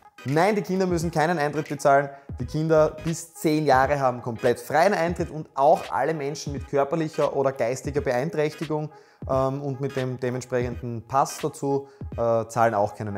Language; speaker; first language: German; native; German